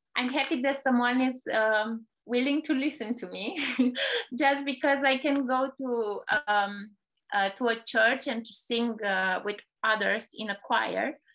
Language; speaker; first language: English; non-native, fluent; Romanian